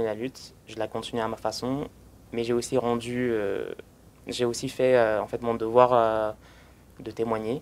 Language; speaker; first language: French; early bilingual, other home language; Arabic